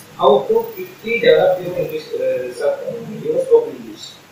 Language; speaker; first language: English; non-native, learner; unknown